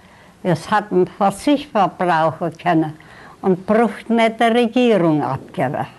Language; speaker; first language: German; early bilingual, heritage; German